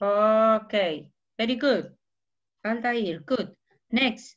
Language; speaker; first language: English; non-native, fluent; Spanish